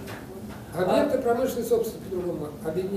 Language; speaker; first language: Russian; native; Russian